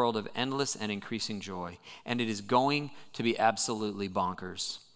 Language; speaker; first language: English; native; English